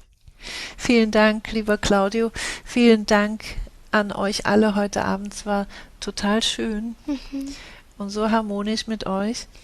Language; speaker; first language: German; native; German